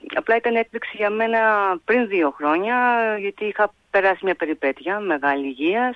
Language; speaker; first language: Greek; native; Greek